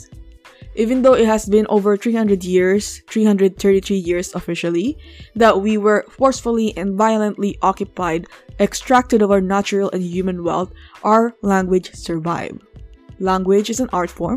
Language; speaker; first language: English; non-native, local second language; Filipino